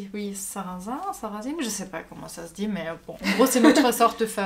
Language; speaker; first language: French; non-native, fluent; German